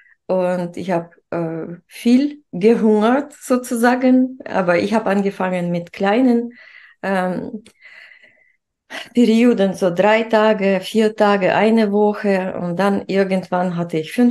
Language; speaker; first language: German; non-native, fluent; Russian